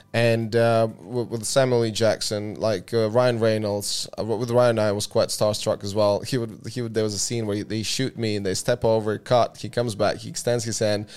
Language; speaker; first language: English; non-native, fluent; Russian